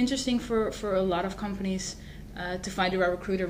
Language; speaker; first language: English; non-native, fluent; Dutch